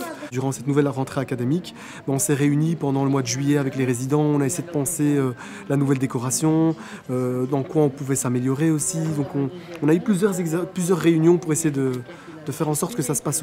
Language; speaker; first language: French; native; French